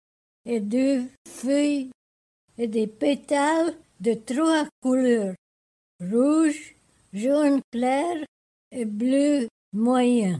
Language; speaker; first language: French; non-native, fluent; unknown